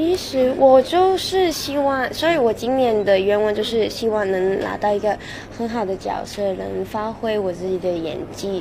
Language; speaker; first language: Chinese; non-native, local second language; Cantonese